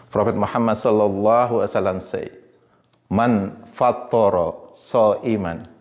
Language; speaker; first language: English; non-native, fluent; Indonesian